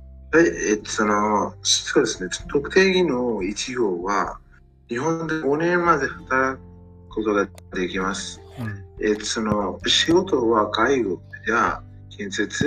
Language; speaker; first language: Japanese; non-native, learner; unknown